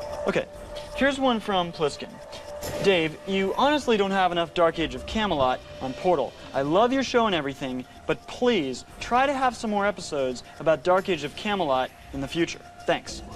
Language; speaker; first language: English; native; English